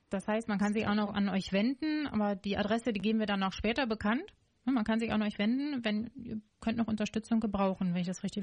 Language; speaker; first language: German; native; German